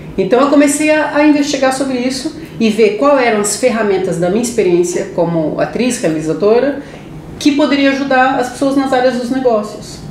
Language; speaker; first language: Portuguese; native; Portuguese